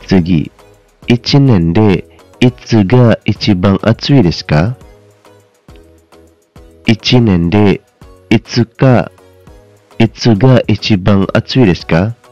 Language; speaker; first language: Japanese; non-native, fluent; Indonesian